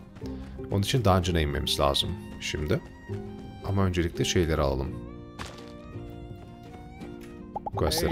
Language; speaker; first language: Turkish; native; Turkish